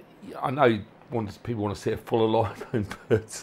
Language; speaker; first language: English; native; English